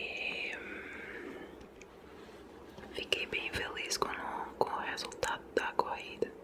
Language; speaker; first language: Portuguese; non-native, fluent; Italian